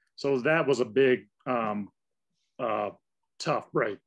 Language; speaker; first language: English; native; English